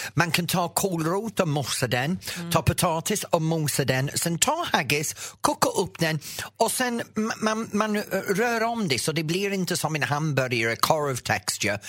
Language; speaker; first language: Swedish; non-native, fluent; English